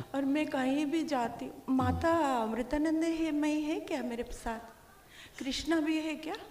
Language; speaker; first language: Hindi; non-native, local second language; Odia